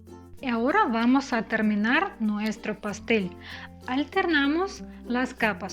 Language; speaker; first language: Spanish; non-native, fluent; Russian